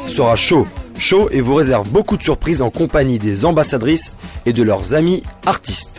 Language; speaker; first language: French; native; French